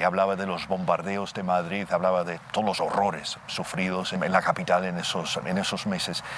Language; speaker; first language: Spanish; non-native, fluent; English